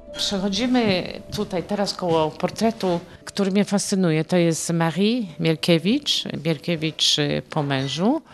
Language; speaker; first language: Polish; native; Polish